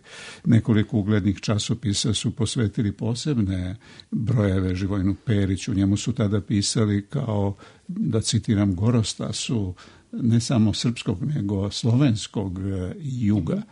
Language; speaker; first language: Serbian; native; Serbian